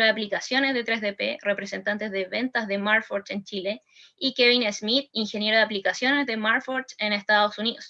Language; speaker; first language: Spanish; native; Spanish